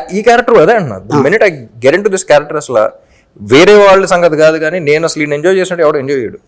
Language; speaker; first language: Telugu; native; Telugu